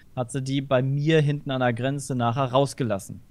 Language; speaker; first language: German; native; German